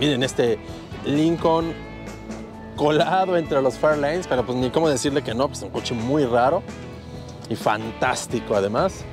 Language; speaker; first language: Spanish; native; Spanish